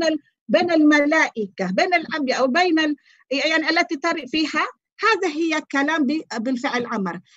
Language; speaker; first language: Arabic; non-native, fluent; Malay